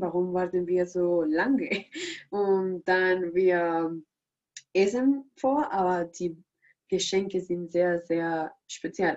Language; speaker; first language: German; non-native, learner; Spanish